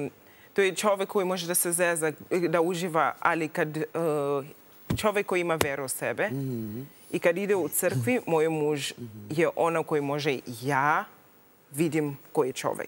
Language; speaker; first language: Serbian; non-native, learner; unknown